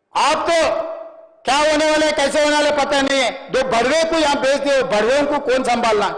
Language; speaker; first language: Hindi; non-native, local second language; Telugu